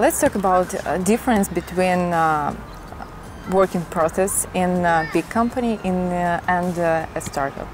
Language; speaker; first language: English; non-native, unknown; Russian